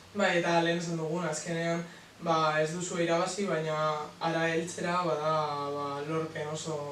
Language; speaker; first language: Basque; non-native, local second language; Spanish